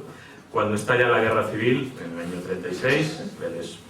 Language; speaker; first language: Spanish; native; Spanish